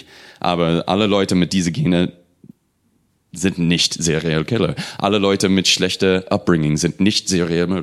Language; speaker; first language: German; non-native, fluent; English